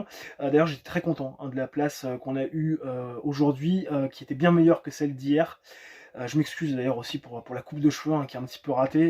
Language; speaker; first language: French; native; French